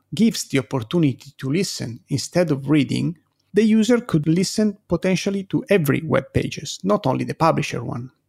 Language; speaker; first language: English; non-native, fluent; Italian